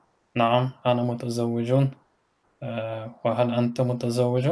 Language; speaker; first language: Arabic; non-native, learner; Norwegian